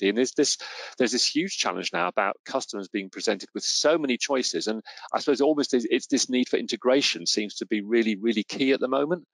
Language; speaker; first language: English; native; English